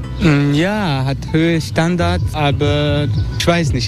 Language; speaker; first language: German; non-native, learner; Dutch